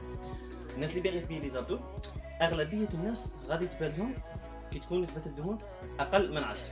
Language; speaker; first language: Arabic; native; Arabic